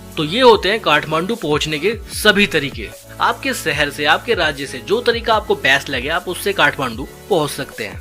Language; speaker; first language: Hindi; native; Hindi